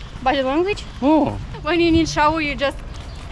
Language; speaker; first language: English; non-native, learner; Russian